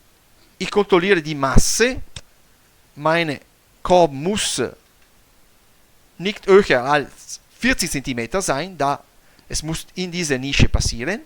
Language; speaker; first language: German; non-native, fluent; Italian